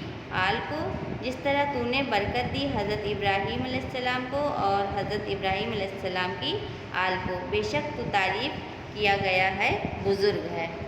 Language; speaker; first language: Urdu; native; Urdu